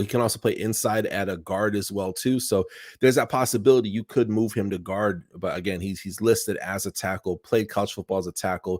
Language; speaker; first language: English; native; English